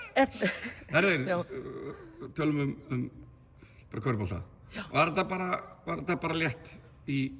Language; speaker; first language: Icelandic; native; Icelandic